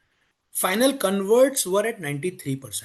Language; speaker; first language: English; non-native, local second language; Hindi